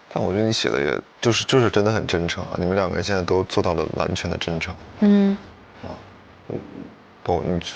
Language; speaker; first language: Chinese; native; Chinese